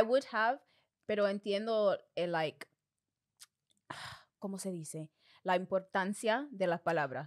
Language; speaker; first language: Spanish; non-native, learner; English